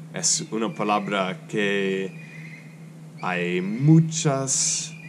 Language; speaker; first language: Spanish; non-native, learner; English